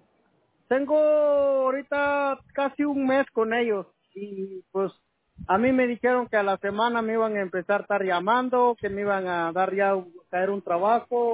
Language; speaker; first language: Spanish; native; Spanish